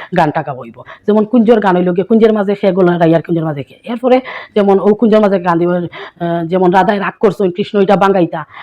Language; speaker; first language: Bangla; native; Bangla